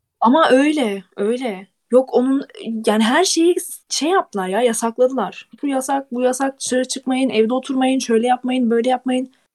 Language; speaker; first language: Turkish; native; Turkish